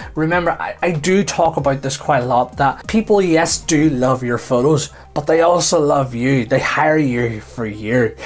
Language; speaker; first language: English; native; English